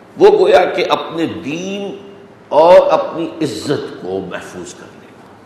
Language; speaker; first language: Urdu; native; Urdu